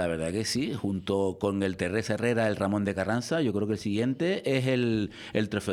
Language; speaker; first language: Spanish; native; Spanish